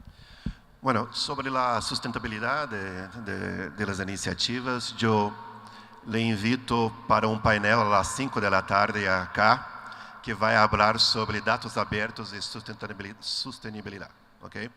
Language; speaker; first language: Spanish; non-native, learner; Portuguese